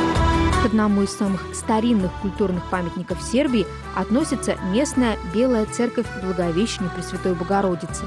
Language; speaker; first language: Russian; native; Russian